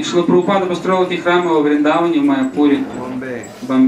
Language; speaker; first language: Russian; native; Russian